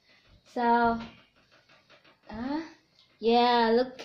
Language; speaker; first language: English; non-native, learner; Vietnamese